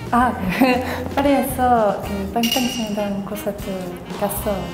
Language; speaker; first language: Korean; non-native, learner; French